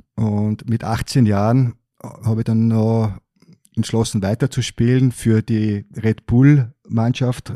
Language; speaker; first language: German; native; German